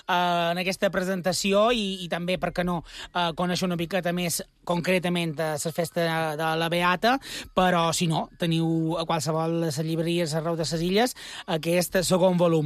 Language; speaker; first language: Catalan; native; Catalan